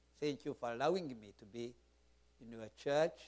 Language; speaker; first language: English; non-native, local second language; Kinyarwanda